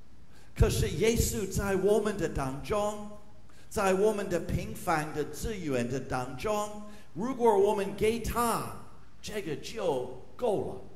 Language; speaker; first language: Chinese; non-native, fluent; English